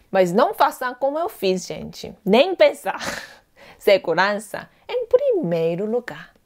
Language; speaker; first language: Portuguese; non-native, fluent; Korean